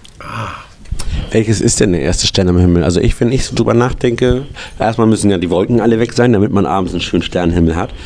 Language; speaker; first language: German; native; German